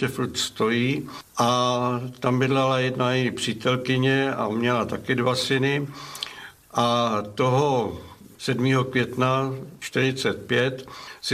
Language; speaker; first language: Czech; non-native, local second language; German